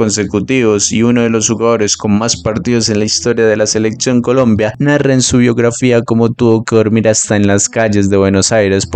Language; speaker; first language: Spanish; native; Spanish